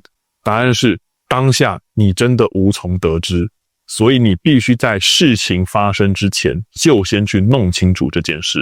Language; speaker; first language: Chinese; native; Chinese